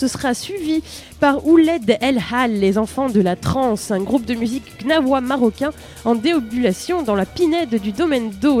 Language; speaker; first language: French; native; French